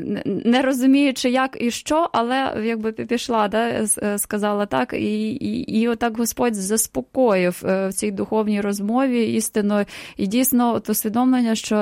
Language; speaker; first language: Ukrainian; native; Ukrainian